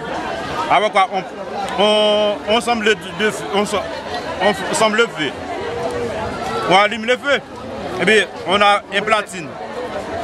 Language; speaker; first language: French; non-native, local second language; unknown